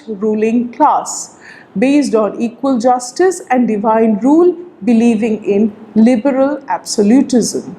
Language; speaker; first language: English; non-native, local second language; Bangla